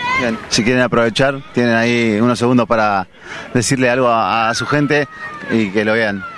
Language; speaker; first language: Spanish; native; Spanish